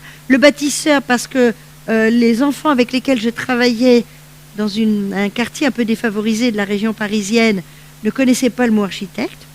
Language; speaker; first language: French; native; French